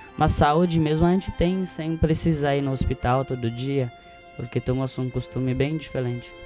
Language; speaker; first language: Portuguese; non-native, fluent; Haitian Creole